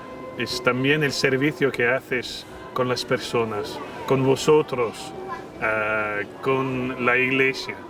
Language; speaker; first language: Spanish; non-native, fluent; French